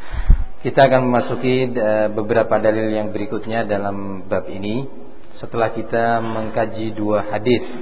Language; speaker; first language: Indonesian; native; Indonesian